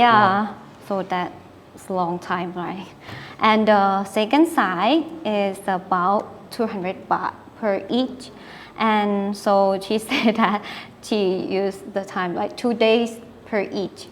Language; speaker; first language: English; non-native, learner; Thai